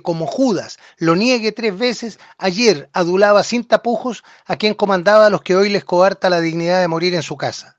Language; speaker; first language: Spanish; native; Spanish